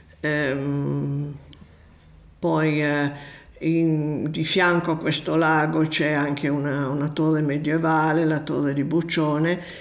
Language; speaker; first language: Italian; native; Italian